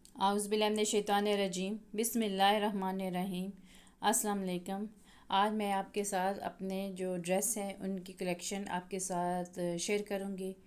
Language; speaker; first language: Urdu; native; Urdu